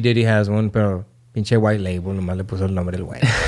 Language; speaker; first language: Spanish; early bilingual, heritage; Spanish